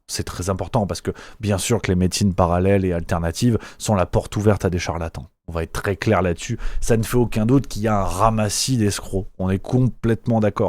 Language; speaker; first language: French; native; French